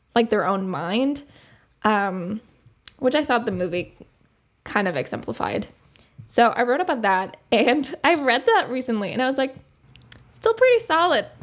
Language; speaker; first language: English; non-native, fluent; Spanish